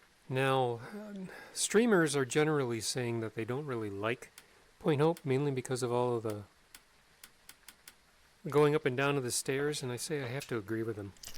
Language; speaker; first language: English; native; English